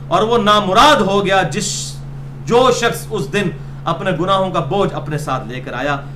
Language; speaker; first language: Urdu; non-native, local second language; Punjabi